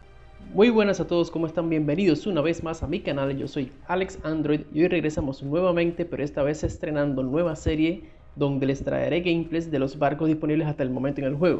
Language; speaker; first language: Spanish; native; Spanish